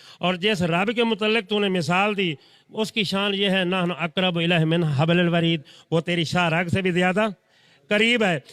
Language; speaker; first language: Urdu; non-native, local second language; Saraiki